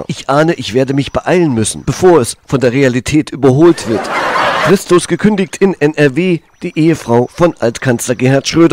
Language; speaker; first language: German; native; German